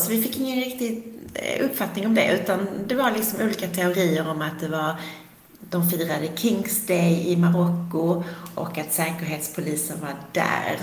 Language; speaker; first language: Swedish; native; Swedish